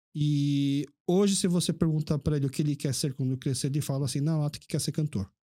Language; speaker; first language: Portuguese; early bilingual, other home language; Korean